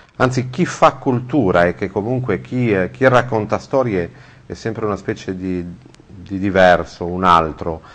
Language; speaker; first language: Italian; native; Italian